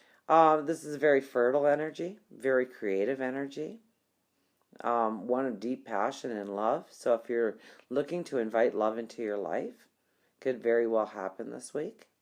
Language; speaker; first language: English; native; English